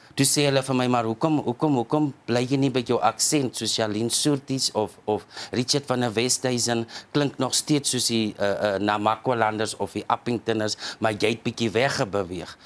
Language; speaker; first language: Afrikaans; native; Afrikaans